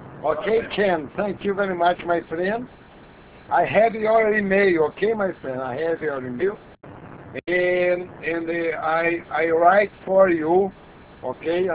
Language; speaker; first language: English; non-native, learner; Portuguese